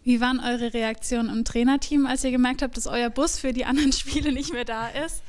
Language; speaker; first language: German; native; German